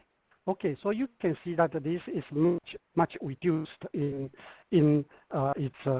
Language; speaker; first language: English; non-native, fluent; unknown